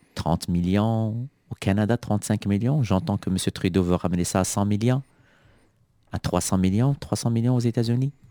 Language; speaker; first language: French; non-native, local second language; Arabic